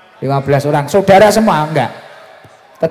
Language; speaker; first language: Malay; non-native, local second language; Javanese